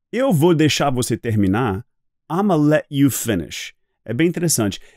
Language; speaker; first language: Portuguese; non-native, fluent; English